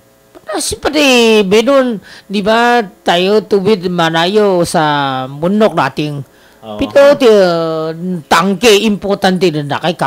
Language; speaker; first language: Filipino; non-native, learner; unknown